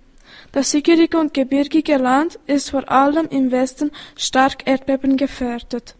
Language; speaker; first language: German; early bilingual, other home language; Turkish